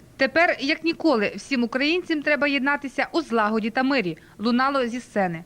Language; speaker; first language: Ukrainian; native; Ukrainian